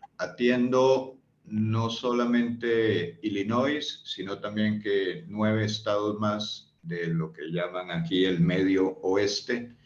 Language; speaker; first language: Spanish; native; Spanish